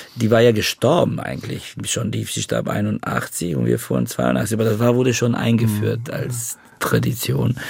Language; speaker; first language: German; non-native, fluent; Bulgarian